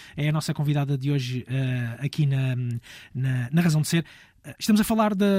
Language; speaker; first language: Portuguese; native; Portuguese